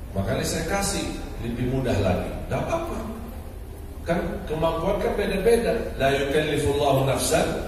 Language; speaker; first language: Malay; non-native, fluent; Arabic